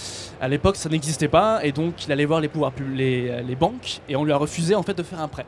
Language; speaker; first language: French; native; French